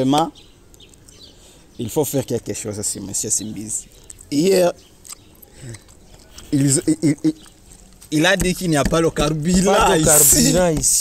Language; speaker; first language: French; non-native, learner; Rundi